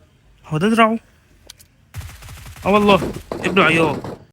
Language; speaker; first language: Arabic; native; Arabic